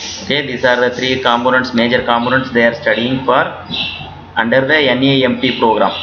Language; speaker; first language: English; non-native, local second language; Tamil